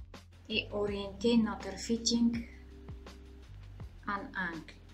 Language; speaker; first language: French; non-native, fluent; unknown